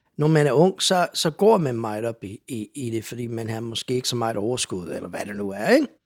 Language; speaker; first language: Danish; non-native, fluent; English